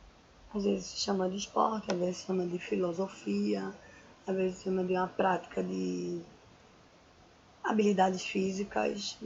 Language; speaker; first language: Portuguese; native; Portuguese